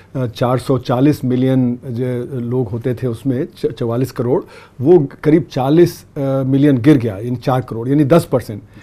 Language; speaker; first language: Hindi; native; Hindi